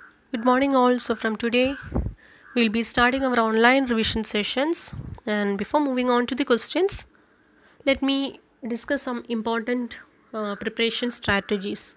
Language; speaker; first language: English; non-native, local second language; Malayalam